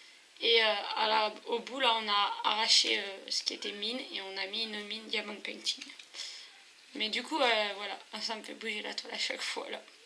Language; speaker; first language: French; native; French